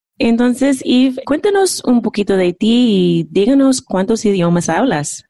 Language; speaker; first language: Spanish; non-native, fluent; English